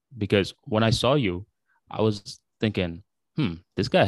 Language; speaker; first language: English; early bilingual, other home language; Bangla